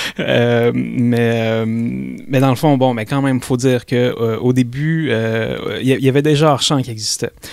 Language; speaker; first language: French; native; French